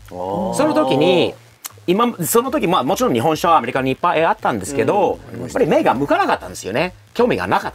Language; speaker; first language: Japanese; non-native, fluent; English